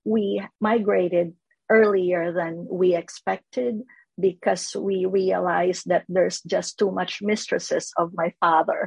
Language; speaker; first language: English; non-native, local second language; Filipino